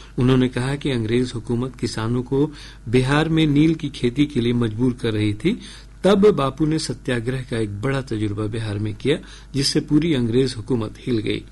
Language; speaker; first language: Urdu; native; Urdu